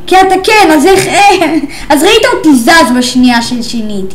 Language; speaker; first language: Hebrew; native; Hebrew